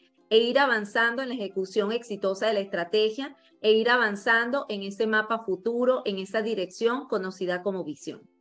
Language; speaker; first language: Spanish; native; Spanish